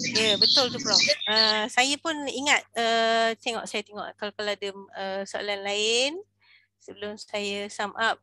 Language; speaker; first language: Malay; native; Malay